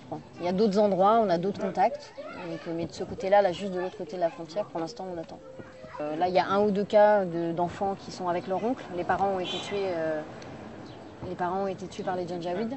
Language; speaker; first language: French; native; French